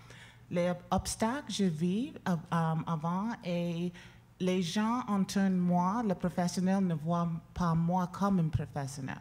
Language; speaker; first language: French; non-native, learner; English